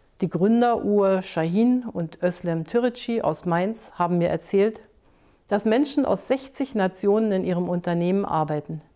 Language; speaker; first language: German; native; German